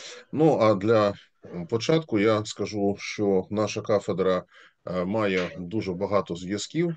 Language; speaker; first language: Ukrainian; native; Ukrainian